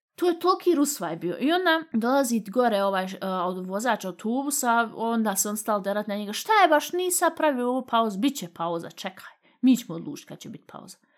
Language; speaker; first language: Bosnian; early bilingual, heritage; Bosnian